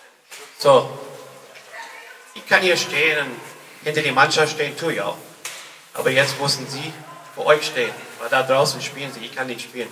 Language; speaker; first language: German; non-native, learner; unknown